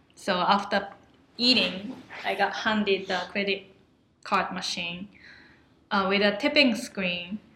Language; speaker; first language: English; non-native, fluent; Japanese